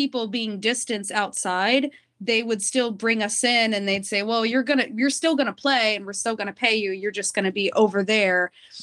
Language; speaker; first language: English; native; English